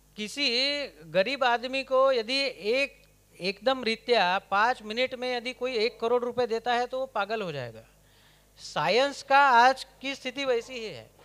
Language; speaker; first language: Hindi; non-native, local second language; Kannada